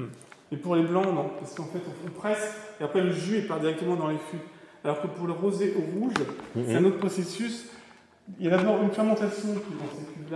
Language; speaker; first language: French; native; French